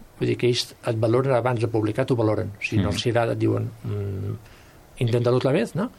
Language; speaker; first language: Catalan; native; Catalan